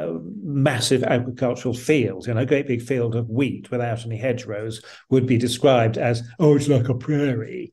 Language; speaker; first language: English; native; English